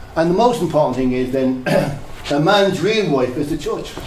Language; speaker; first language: English; native; English